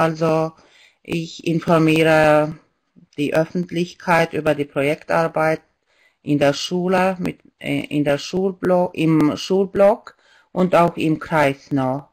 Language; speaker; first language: German; non-native, fluent; Estonian